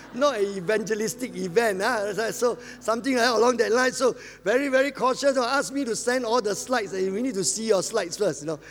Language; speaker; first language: English; non-native, local second language; Min Nan Chinese